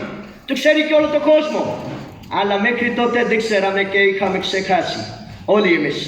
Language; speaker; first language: Greek; non-native, fluent; Urdu